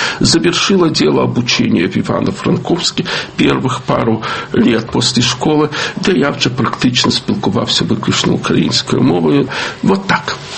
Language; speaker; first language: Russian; native; Russian